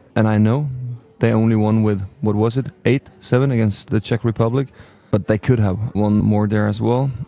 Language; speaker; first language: English; non-native, fluent; Norwegian